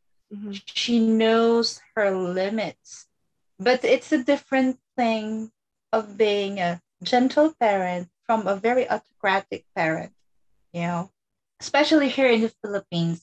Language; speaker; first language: English; non-native, local second language; Iloko